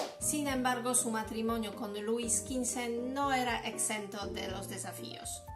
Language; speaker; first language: Spanish; non-native, fluent; Polish